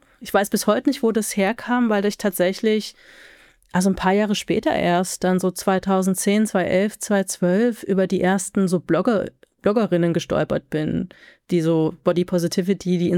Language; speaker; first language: German; native; German